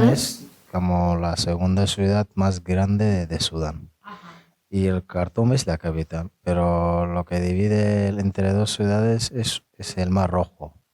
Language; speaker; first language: Spanish; non-native, fluent; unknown